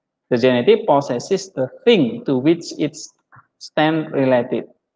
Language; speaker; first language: English; non-native, learner; Indonesian